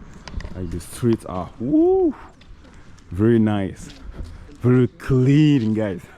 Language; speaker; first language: English; non-native, fluent; French